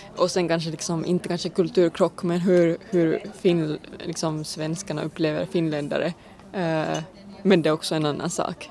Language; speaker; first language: Swedish; non-native, local second language; Finnish